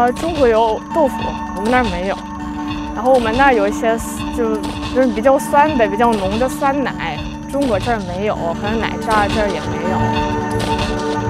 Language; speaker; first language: Chinese; non-native, fluent; Russian